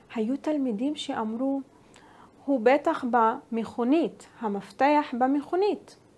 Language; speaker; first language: Hebrew; non-native, local second language; Arabic